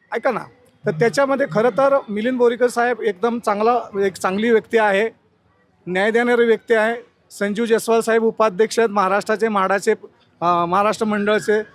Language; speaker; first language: Marathi; native; Marathi